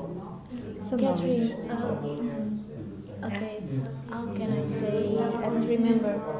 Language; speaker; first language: English; non-native, learner; Portuguese